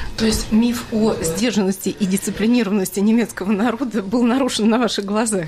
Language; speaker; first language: Russian; native; Russian